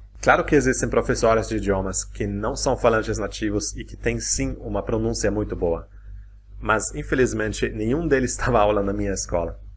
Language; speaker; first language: Portuguese; non-native, fluent; German